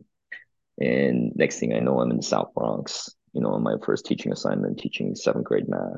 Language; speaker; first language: English; early bilingual, other home language; Korean